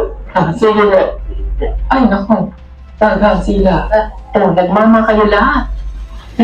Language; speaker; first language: Filipino; non-native, local second language; Cebuano